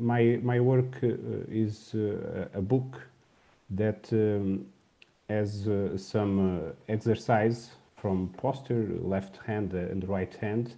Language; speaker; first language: English; non-native, learner; Portuguese